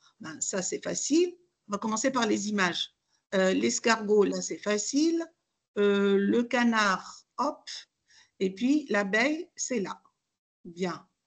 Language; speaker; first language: French; non-native, local second language; Arabic